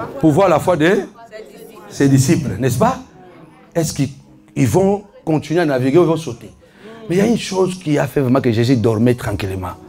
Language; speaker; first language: French; non-native, fluent; Lingala